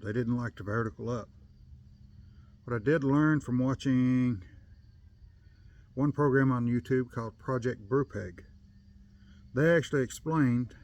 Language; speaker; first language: English; native; English